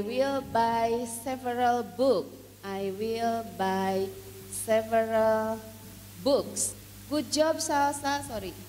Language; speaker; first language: English; non-native, fluent; Indonesian